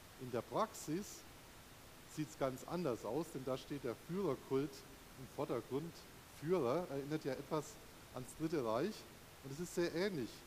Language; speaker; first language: German; native; German